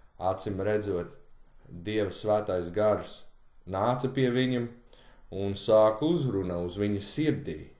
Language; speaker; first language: Latvian; early bilingual, heritage; Latvian